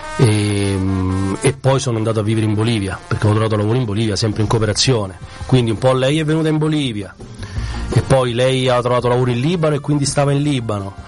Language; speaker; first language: Italian; native; Italian